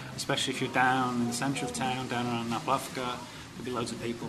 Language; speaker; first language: English; native; English